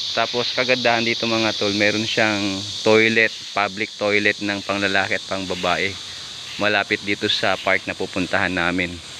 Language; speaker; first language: Filipino; native; Filipino